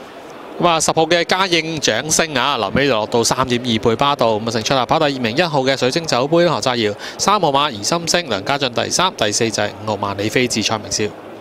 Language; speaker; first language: Cantonese; native; Cantonese